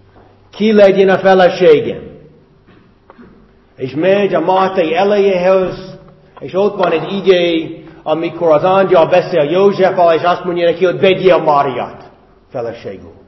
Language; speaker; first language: Hungarian; non-native, fluent; English